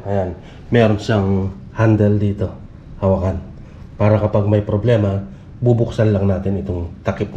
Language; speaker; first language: Filipino; native; Filipino